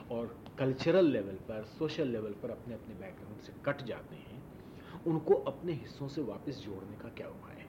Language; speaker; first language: Hindi; non-native, local second language; Marwari